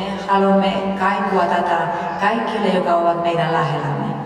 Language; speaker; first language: Finnish; non-native, fluent; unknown